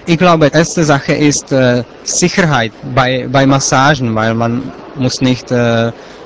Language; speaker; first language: German; non-native, learner; Czech